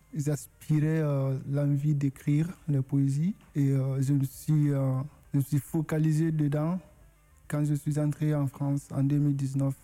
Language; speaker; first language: French; non-native, local second language; Susu